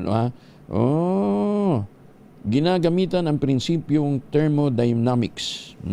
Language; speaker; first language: Filipino; native; Filipino